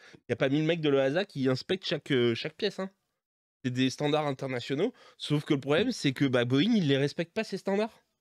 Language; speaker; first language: French; native; French